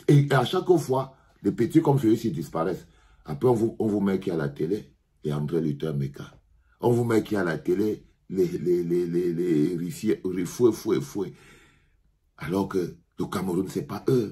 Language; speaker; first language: French; native; French